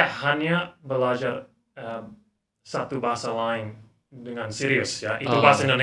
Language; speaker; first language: Indonesian; non-native, learner; English